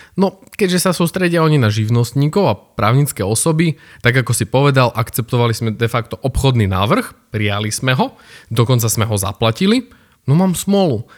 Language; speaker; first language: Slovak; native; Slovak